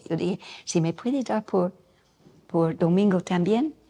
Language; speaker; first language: Spanish; non-native, fluent; English